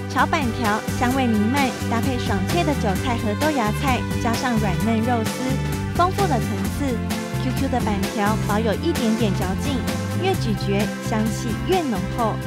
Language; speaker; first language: Chinese; native; Chinese